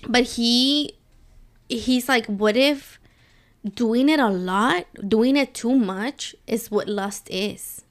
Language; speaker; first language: English; early bilingual, other home language; Spanish